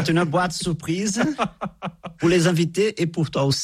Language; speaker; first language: French; non-native, fluent; Portuguese